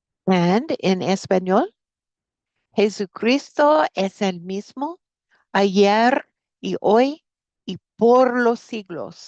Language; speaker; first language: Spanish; non-native, fluent; English